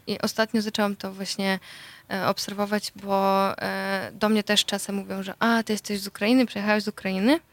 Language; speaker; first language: Polish; non-native, fluent; Russian